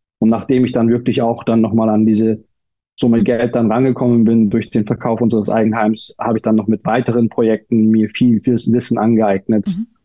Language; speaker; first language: German; early bilingual, other home language; Turkish